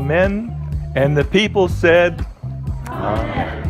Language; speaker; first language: English; native; English